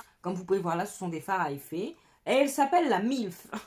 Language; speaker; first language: French; native; French